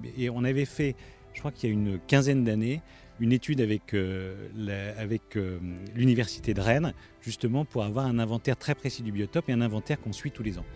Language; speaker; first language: French; native; French